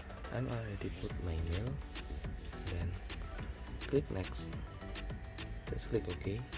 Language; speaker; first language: English; non-native, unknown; Indonesian